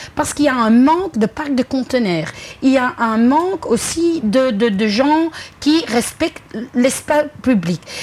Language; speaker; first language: French; non-native, local second language; Dutch